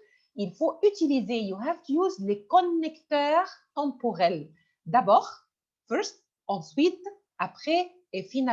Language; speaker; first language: French; non-native, fluent; Arabic